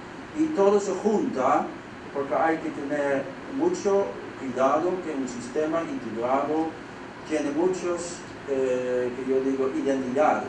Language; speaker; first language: Spanish; non-native, fluent; Dutch